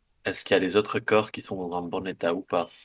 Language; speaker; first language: French; non-native, fluent; Dutch